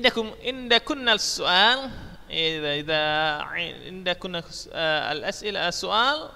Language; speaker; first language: Arabic; non-native, fluent; Indonesian